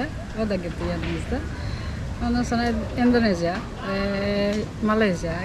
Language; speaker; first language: Turkish; non-native, fluent; Indonesian